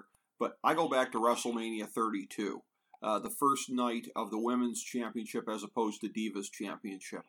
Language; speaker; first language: English; native; English